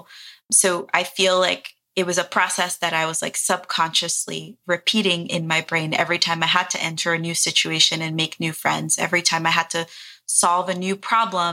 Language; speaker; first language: English; early bilingual, other home language; Portuguese